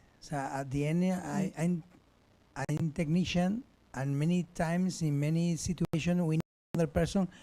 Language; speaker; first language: English; non-native, learner; Spanish